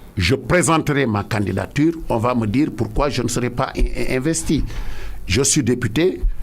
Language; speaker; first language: French; non-native, local second language; Wolof